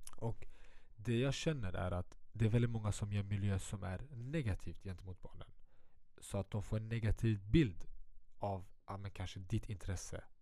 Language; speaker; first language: Swedish; early bilingual, other home language; Central Kurdish